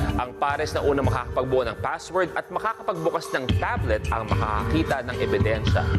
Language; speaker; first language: Filipino; native; Filipino